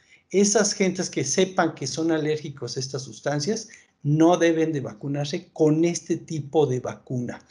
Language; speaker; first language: Spanish; native; Spanish